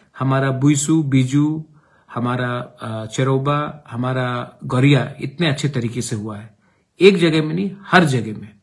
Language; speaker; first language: Hindi; non-native, local second language; Kok Borok